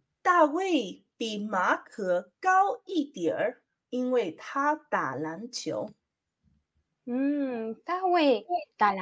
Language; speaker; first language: Chinese; non-native, learner; Spanish